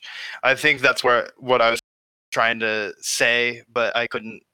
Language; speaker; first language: English; native; English